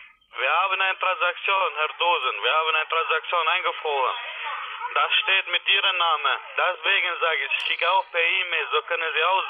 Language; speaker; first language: German; non-native, learner; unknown